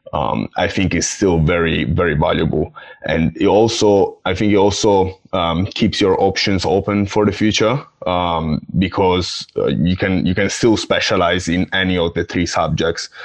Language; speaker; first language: English; non-native, fluent; Italian